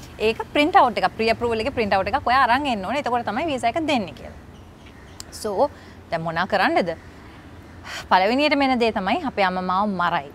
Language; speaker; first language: Sinhala; native; Sinhala